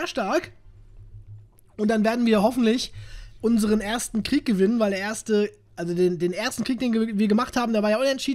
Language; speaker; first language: German; native; German